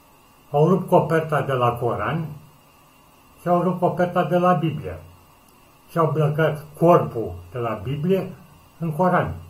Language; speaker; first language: Romanian; native; Romanian